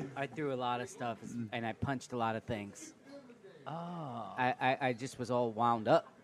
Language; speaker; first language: English; native; English